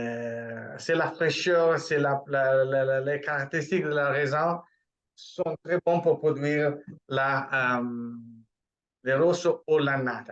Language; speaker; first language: French; non-native, fluent; Italian